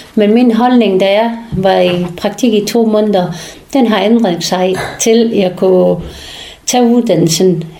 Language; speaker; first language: Danish; non-native, fluent; Persian